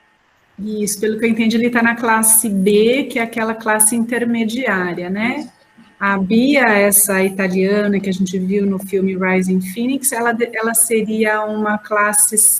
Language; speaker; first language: Portuguese; native; Portuguese